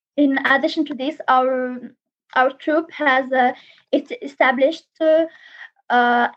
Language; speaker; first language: English; non-native, learner; Arabic